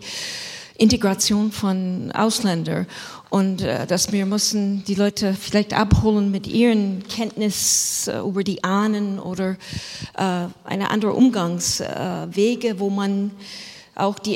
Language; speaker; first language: German; non-native, fluent; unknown